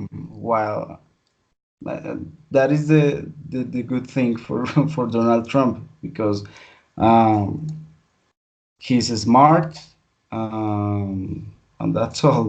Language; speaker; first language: English; non-native, learner; Spanish